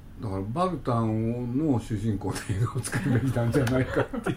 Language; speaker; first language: Japanese; native; Japanese